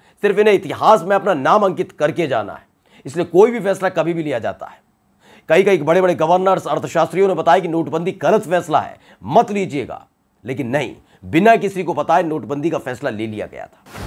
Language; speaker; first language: Hindi; native; Hindi